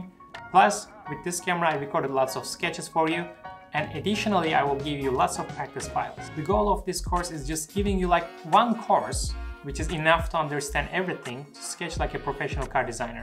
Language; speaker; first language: English; non-native, fluent; Turkish